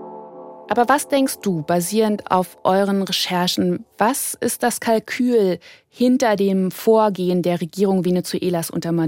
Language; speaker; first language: German; native; German